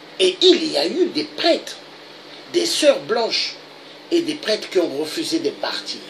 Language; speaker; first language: French; non-native, local second language; Lingala